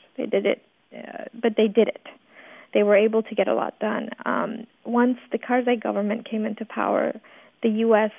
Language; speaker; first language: English; early bilingual, other home language; Persian